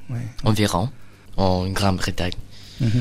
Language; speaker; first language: French; non-native, learner; English